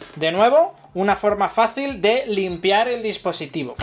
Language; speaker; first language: Spanish; native; Spanish